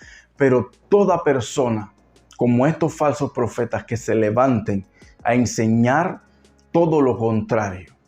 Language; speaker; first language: Spanish; native; Spanish